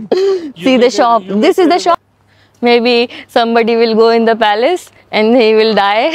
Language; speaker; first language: English; non-native, learner; Hindi